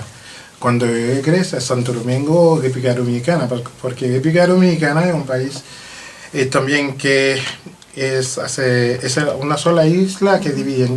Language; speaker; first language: Spanish; non-native, learner; French